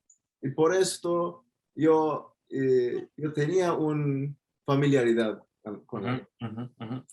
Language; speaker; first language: Spanish; non-native, fluent; Turkish